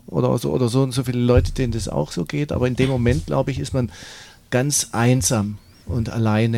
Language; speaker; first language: German; native; German